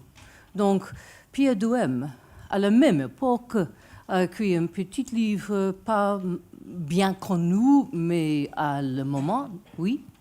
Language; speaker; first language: French; non-native, fluent; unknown